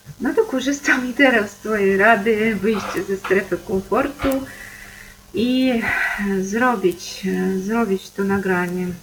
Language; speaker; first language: Polish; non-native, fluent; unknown